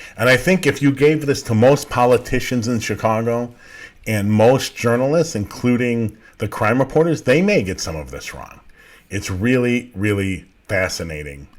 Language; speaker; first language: English; native; English